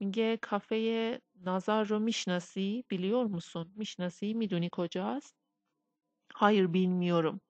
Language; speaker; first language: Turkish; non-native, fluent; Persian